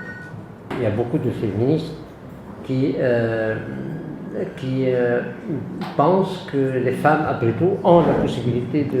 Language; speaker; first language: French; non-native, local second language; Arabic